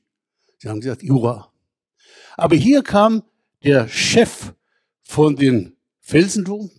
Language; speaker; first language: German; non-native, fluent; Hebrew